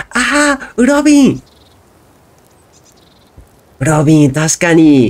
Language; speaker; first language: Japanese; non-native, learner; German